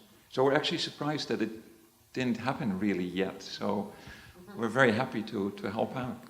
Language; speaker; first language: English; non-native, fluent; Dutch